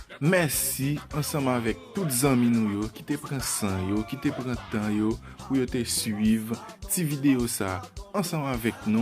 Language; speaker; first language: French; non-native, learner; Haitian Creole